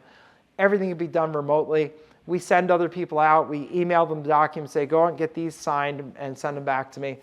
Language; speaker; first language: English; native; English